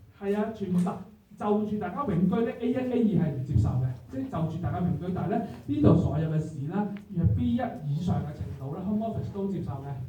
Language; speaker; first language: Cantonese; native; Cantonese